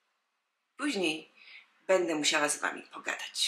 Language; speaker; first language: Polish; native; Polish